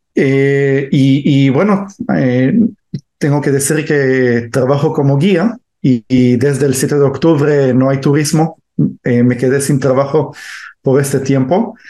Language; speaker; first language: Spanish; early bilingual, heritage; Hebrew